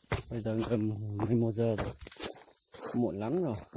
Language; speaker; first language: Vietnamese; non-native, local second language; Hmong